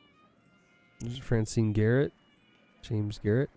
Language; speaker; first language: English; native; English